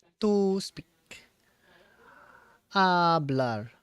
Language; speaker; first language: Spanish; non-native, learner; English